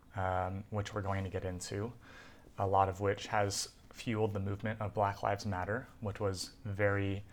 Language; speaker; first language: English; native; English